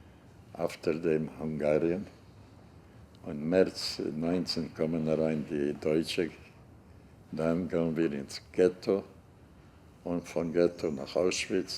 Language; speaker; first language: German; non-native, learner; Hungarian